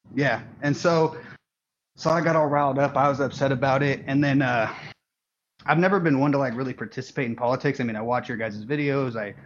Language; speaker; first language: English; native; English